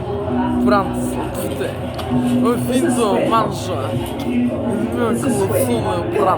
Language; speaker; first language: Italian; non-native, learner; Russian